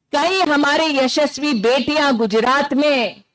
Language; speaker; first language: Hindi; non-native, local second language; Gujarati